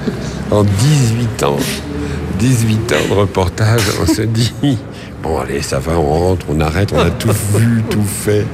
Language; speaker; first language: French; native; French